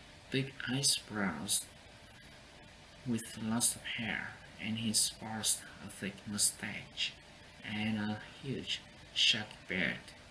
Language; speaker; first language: English; non-native, learner; Vietnamese